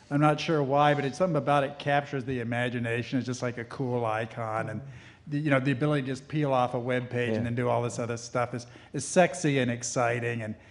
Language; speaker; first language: English; native; English